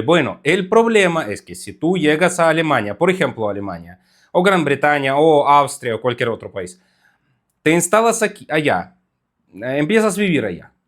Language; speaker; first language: Spanish; non-native, fluent; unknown